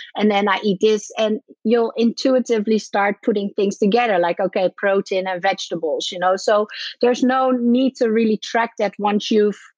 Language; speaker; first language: English; non-native, fluent; Dutch